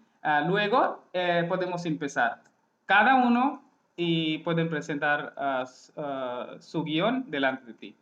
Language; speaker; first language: Spanish; non-native, learner; Hindi